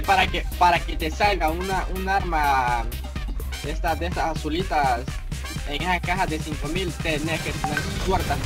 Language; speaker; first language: Spanish; native; Spanish